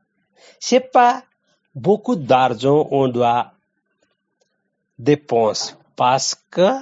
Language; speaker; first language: French; non-native, learner; Nepali